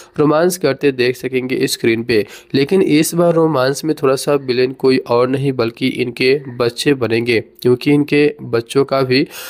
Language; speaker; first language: Hindi; native; Hindi